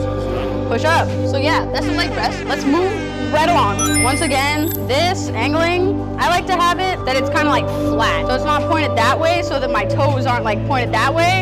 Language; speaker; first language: English; native; English